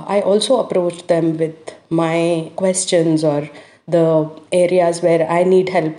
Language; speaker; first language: English; non-native, local second language; Hindi